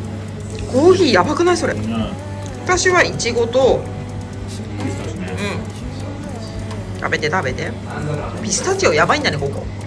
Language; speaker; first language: Japanese; native; Japanese